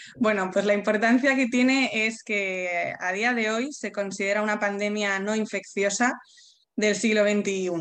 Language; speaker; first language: Spanish; native; Spanish